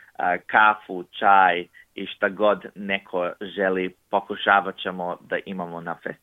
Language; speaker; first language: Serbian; early bilingual, heritage; English